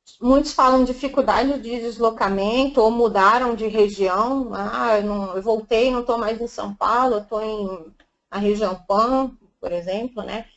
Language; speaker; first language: Portuguese; native; Portuguese